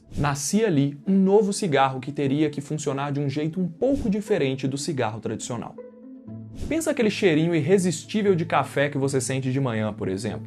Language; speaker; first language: Portuguese; native; Portuguese